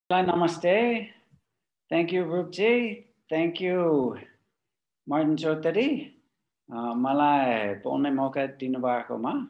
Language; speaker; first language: Nepali; non-native, fluent; English